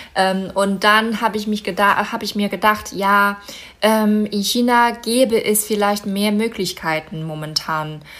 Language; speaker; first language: German; non-native, fluent; Chinese